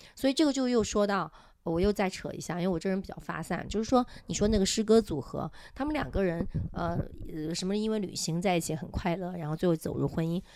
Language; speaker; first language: Chinese; non-native, local second language; Min Nan Chinese